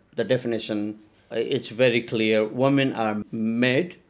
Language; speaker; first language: English; non-native, local second language; Nepali